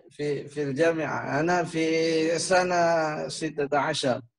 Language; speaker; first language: Arabic; non-native, fluent; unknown